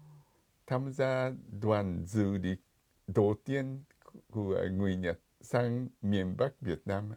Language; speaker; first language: Vietnamese; non-native, fluent; Japanese